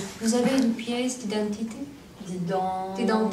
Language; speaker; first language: French; non-native, learner; Vietnamese